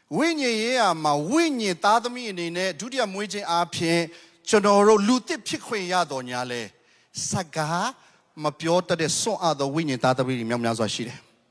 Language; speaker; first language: Burmese; non-native, local second language; Tedim Chin